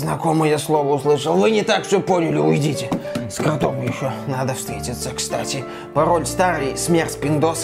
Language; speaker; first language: Russian; native; Russian